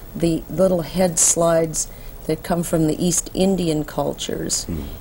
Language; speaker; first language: English; native; English